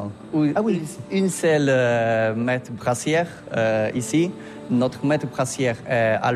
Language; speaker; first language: French; non-native, learner; Polish